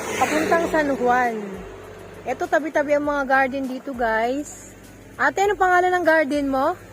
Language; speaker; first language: Filipino; non-native, local second language; Bikol